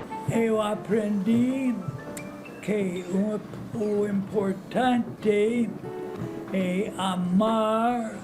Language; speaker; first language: Portuguese; non-native, fluent; English